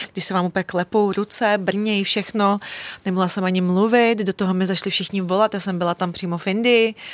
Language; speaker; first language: Czech; early bilingual, other home language; Russian